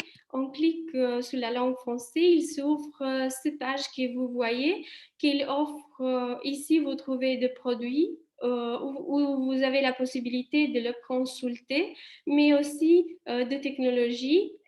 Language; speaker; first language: French; non-native, fluent; Italian